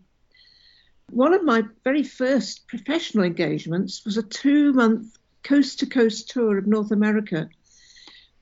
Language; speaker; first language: English; native; English